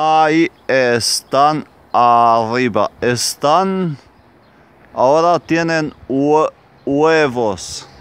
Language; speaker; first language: Spanish; non-native, fluent; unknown